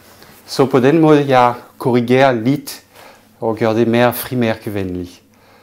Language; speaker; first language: Danish; non-native, local second language; Kalaallisut